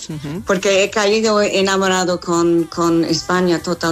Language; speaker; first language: Spanish; non-native, learner; English